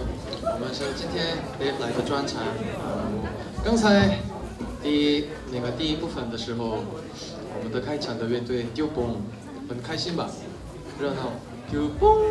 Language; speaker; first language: Chinese; non-native, fluent; Korean